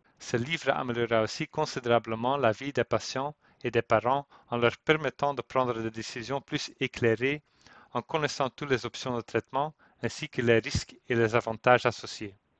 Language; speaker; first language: French; non-native, fluent; Dutch